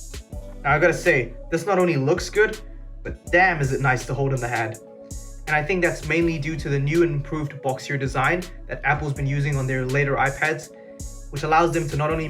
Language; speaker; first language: English; native; English